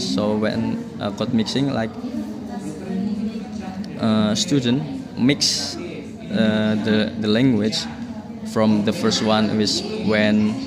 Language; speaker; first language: English; non-native, learner; Indonesian